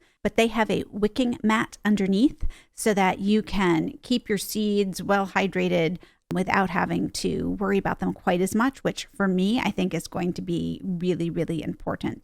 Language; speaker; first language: English; native; English